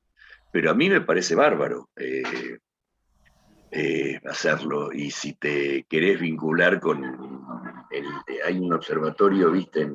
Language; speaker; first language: Spanish; native; Spanish